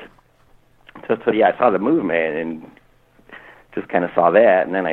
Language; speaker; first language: English; native; English